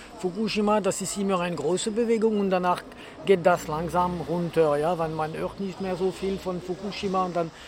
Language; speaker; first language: German; non-native, learner; French